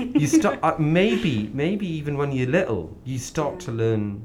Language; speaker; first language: English; native; English